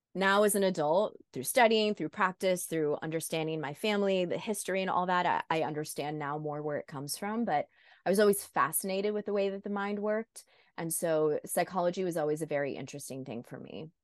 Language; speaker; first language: English; native; English